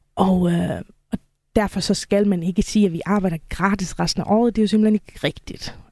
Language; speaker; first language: Danish; non-native, local second language; Faroese